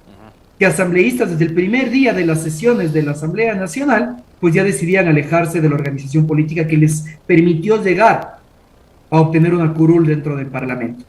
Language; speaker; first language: Spanish; native; Spanish